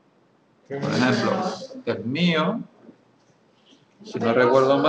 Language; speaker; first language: Spanish; native; Spanish